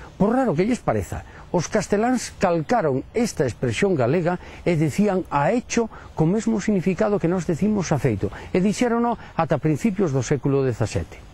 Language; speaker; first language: Galician; native; Galician